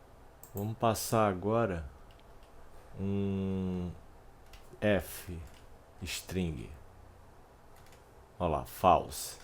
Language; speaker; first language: Portuguese; native; Portuguese